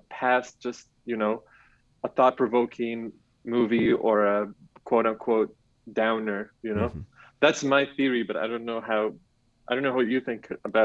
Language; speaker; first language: English; non-native, fluent; Arabic